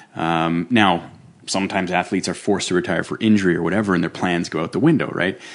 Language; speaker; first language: English; native; English